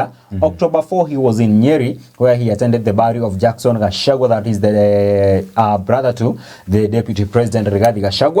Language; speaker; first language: English; non-native, local second language; Swahili